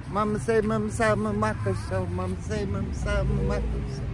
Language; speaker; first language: Vietnamese; non-native, learner; English